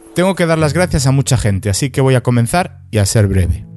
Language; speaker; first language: Spanish; native; Spanish